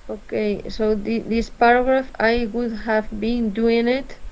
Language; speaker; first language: English; non-native, learner; Spanish